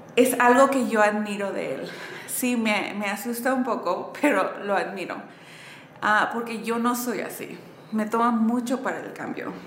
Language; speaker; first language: Spanish; early bilingual, heritage; Spanish